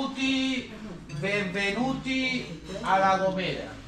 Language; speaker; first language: Italian; non-native, local second language; Spanish